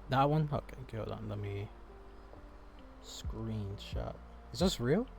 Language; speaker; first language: English; native; English